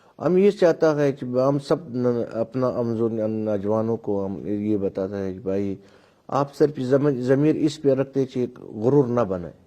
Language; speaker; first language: Urdu; non-native, local second language; Pashto